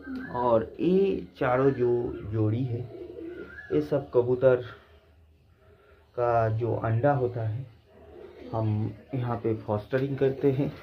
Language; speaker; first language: Hindi; non-native, local second language; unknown